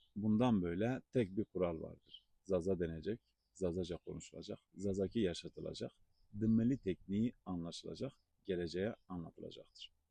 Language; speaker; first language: Turkish; non-native, local second language; Zaza